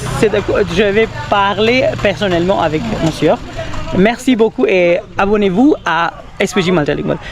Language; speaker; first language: French; non-native, fluent; Urdu